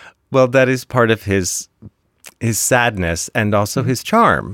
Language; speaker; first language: English; native; English